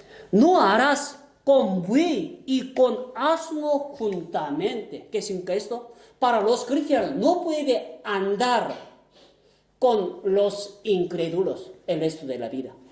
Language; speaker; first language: Spanish; non-native, fluent; Korean